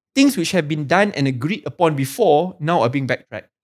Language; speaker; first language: English; non-native, local second language; Malay